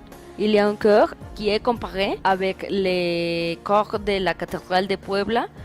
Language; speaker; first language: French; non-native, learner; Spanish